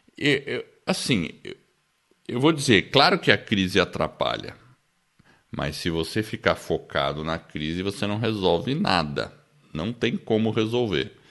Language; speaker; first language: Portuguese; early bilingual, other home language; English